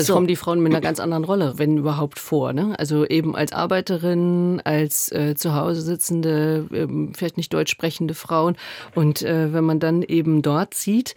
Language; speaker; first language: German; native; German